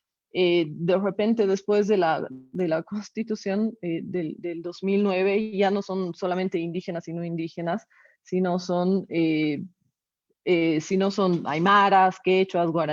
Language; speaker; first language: Spanish; native; Spanish